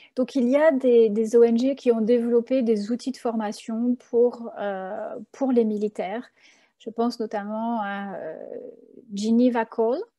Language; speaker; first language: French; native; French